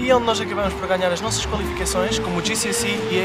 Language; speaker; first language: Portuguese; native; Portuguese